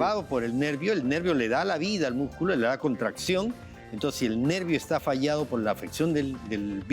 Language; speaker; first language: Spanish; native; Spanish